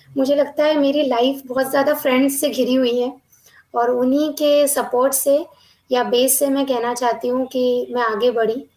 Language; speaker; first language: Hindi; non-native, local second language; Marathi